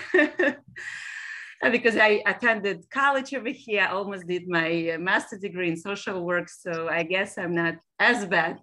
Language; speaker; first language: English; non-native, fluent; Hebrew